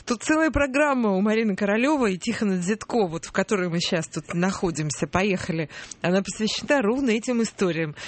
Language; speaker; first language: Russian; native; Russian